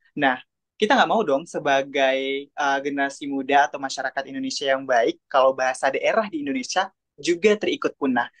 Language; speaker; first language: Indonesian; native; Indonesian